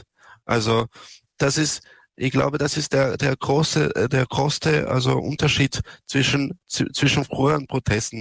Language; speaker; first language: German; non-native, learner; Serbian